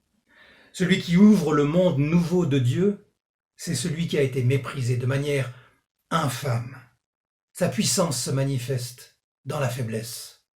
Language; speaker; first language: French; native; French